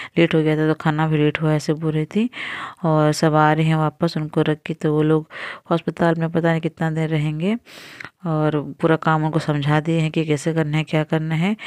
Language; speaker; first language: Hindi; native; Hindi